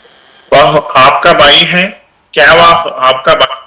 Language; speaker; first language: Hindi; non-native, learner; Telugu